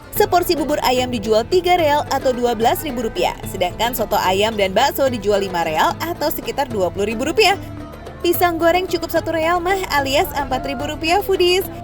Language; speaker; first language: Indonesian; native; Indonesian